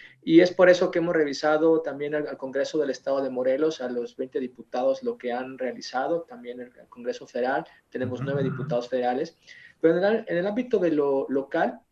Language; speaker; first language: Spanish; native; Spanish